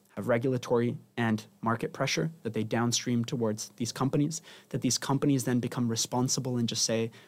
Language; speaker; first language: English; non-native, fluent; Spanish